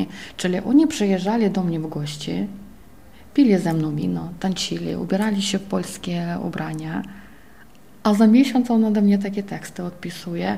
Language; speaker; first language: Polish; non-native, fluent; Ukrainian